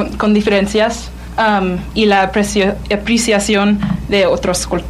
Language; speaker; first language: Spanish; non-native, learner; English